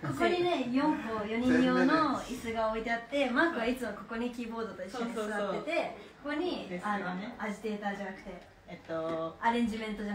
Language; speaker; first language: Japanese; native; Japanese